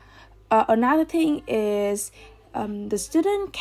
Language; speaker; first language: English; non-native, learner; Vietnamese